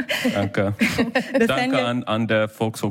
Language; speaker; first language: German; non-native, learner; English